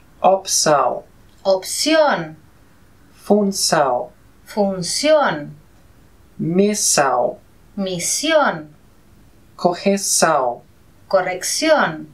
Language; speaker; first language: Portuguese; non-native, learner; Spanish